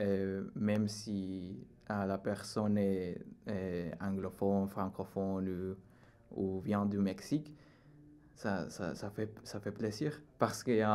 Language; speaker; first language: French; non-native, learner; Spanish